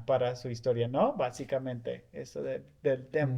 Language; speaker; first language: Spanish; non-native, fluent; English